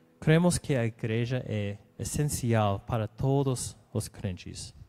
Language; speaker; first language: Portuguese; non-native, learner; English